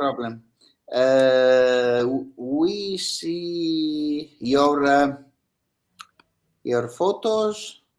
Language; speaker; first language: English; non-native, learner; Italian